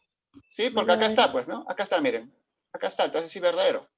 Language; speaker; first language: Spanish; native; Spanish